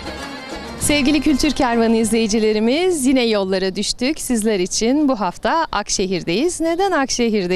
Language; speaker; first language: Turkish; native; Turkish